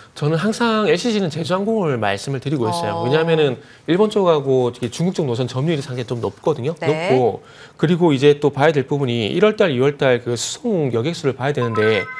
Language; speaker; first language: Korean; native; Korean